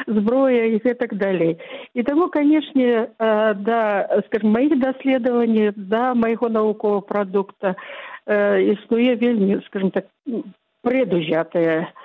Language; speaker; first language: Belarusian; non-native, local second language; Russian